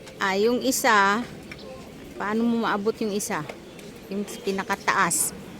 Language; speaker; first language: Filipino; native; Filipino